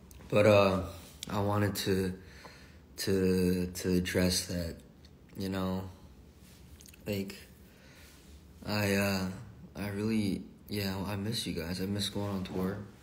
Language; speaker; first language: English; early bilingual, other home language; Korean